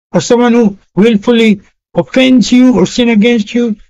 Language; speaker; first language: English; non-native, local second language; Filipino